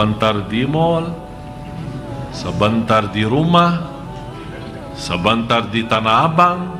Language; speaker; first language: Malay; non-native, fluent; Arabic